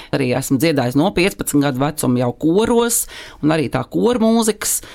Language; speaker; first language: Latvian; native; Latvian